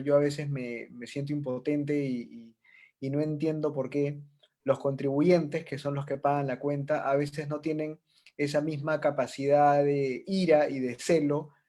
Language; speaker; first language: Spanish; native; Spanish